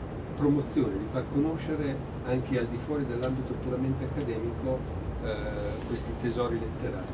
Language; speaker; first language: Italian; native; Italian